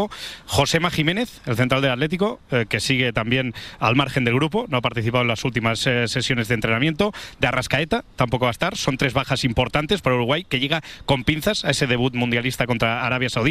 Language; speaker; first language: Spanish; native; Spanish